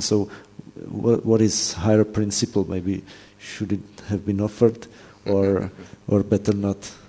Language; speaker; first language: English; non-native, fluent; Czech